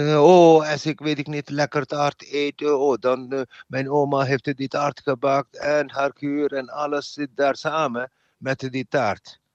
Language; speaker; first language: Dutch; non-native, learner; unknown